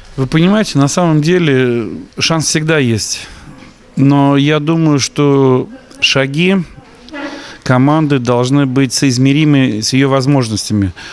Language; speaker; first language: Russian; native; Russian